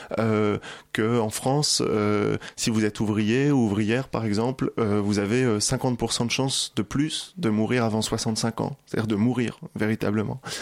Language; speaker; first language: French; native; French